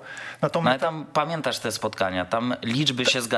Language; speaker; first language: Polish; native; Polish